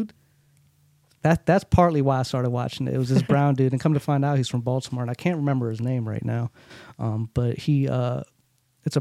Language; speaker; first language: English; early bilingual, other home language; Urdu